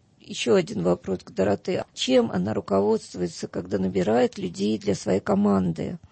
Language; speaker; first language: Russian; native; Russian